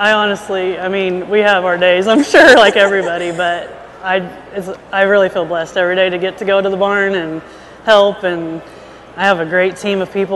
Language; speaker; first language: English; native; English